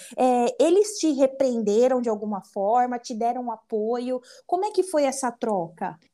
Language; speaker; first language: Portuguese; native; Portuguese